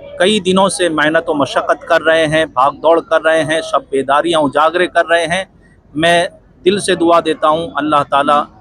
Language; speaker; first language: Urdu; non-native, local second language; Gujarati